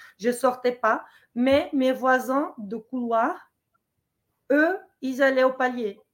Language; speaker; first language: French; non-native, fluent; Portuguese